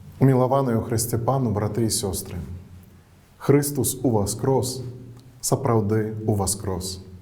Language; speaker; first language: Belarusian; native; Belarusian